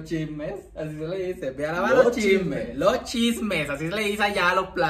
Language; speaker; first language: Spanish; native; Spanish